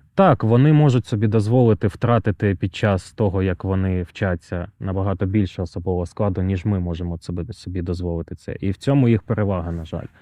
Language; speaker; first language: Ukrainian; native; Ukrainian